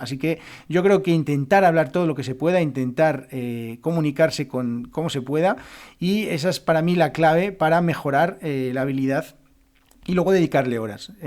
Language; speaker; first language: Spanish; native; Spanish